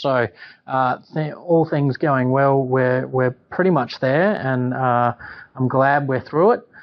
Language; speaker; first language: English; native; English